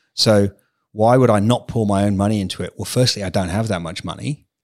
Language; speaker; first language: English; native; English